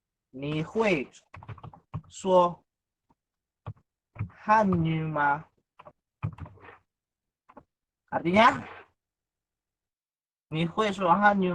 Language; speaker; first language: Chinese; non-native, fluent; Indonesian